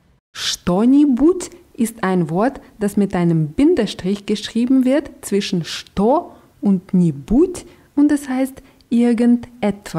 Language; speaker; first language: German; non-native, fluent; Russian